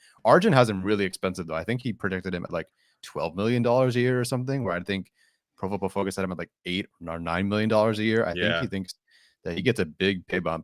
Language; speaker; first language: English; native; English